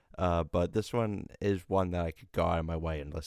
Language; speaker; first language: English; native; English